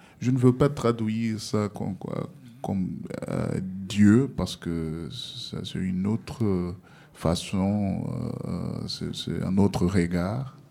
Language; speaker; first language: French; non-native, learner; Portuguese